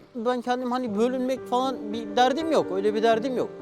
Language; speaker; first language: Turkish; non-native, local second language; Kurdish